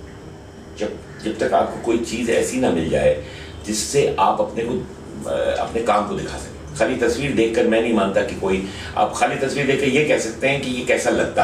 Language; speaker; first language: Hindi; native; Hindi